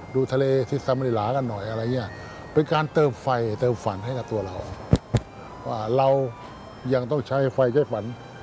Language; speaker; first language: Thai; native; Thai